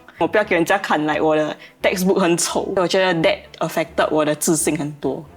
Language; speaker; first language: Chinese; non-native, local second language; English